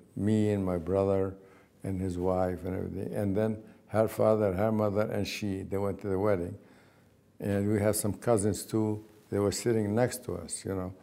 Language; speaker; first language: English; non-native, fluent; Arabic